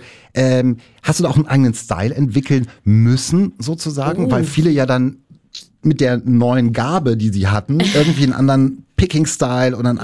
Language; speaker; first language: German; native; German